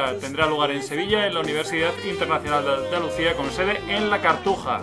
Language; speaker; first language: Spanish; native; Spanish